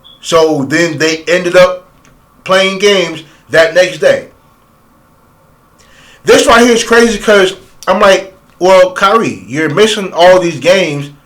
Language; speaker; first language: English; native; English